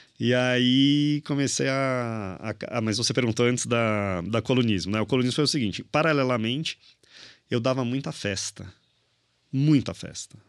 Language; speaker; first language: Portuguese; native; Portuguese